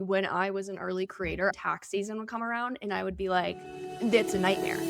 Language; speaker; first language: English; native; English